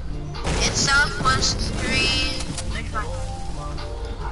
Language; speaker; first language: English; native; English